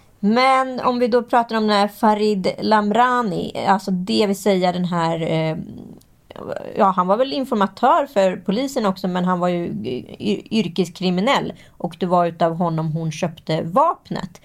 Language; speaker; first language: Swedish; native; Swedish